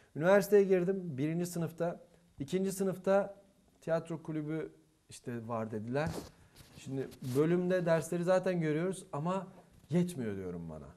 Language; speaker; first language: Turkish; non-native, local second language; Kurdish